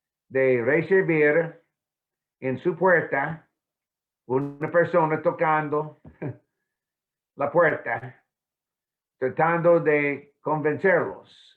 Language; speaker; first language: Spanish; non-native, fluent; English